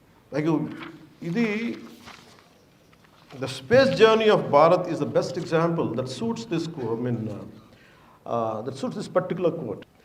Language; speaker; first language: English; non-native, local second language; Telugu